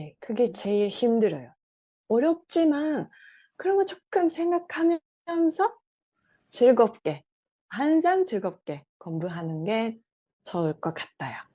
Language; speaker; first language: Korean; non-native, fluent; Japanese